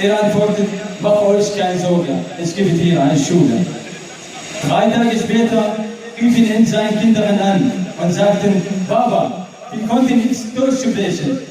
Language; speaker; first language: German; non-native, learner; Arabic